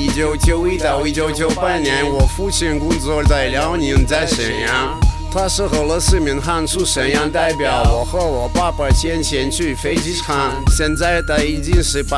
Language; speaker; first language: Chinese; non-native, learner; Russian